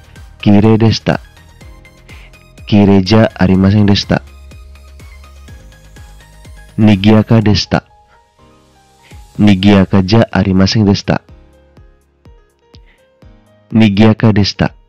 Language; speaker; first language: Japanese; non-native, fluent; Indonesian